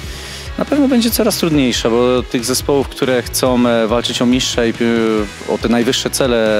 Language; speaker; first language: Polish; native; Polish